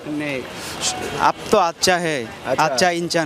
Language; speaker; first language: Hindi; non-native, learner; Bangla